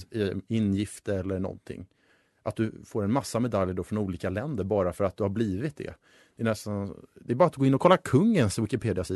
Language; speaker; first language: Swedish; native; Swedish